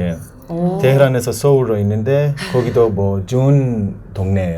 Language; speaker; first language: Korean; non-native, learner; Persian